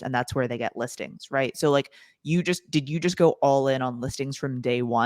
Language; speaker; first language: English; native; English